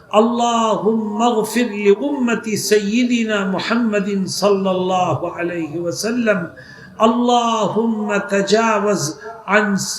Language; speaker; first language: Urdu; native; Urdu